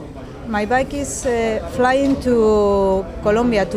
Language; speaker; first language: English; non-native, learner; Spanish